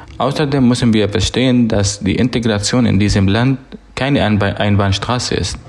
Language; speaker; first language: German; non-native, fluent; Arabic